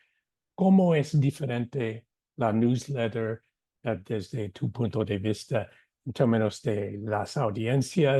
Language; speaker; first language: Spanish; non-native, fluent; English